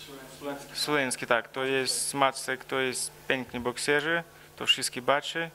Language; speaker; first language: Polish; non-native, learner; Russian